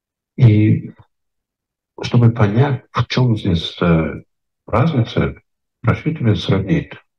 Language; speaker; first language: Russian; non-native, fluent; English